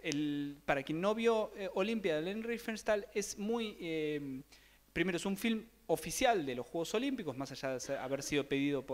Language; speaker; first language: Spanish; native; Spanish